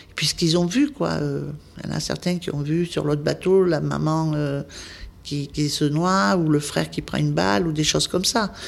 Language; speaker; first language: French; native; French